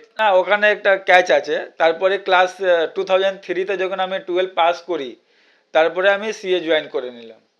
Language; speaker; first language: Bangla; non-native, local second language; Hindi